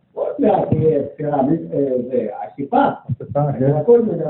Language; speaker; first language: Hebrew; non-native, learner; Russian